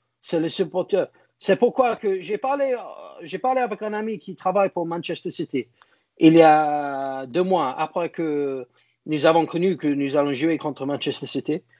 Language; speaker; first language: French; non-native, learner; English